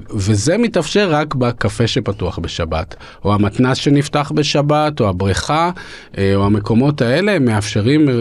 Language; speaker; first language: Hebrew; early bilingual, other home language; Russian